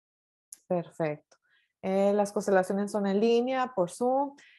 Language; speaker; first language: Spanish; native; Spanish